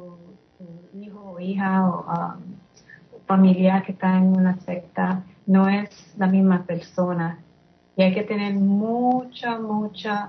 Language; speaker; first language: Spanish; early bilingual, heritage; English